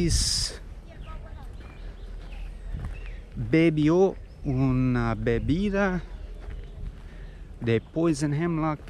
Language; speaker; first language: Spanish; non-native, learner; English